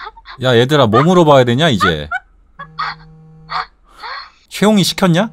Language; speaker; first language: Korean; native; Korean